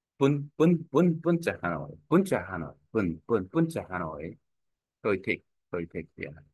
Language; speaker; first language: Vietnamese; non-native, learner; Korean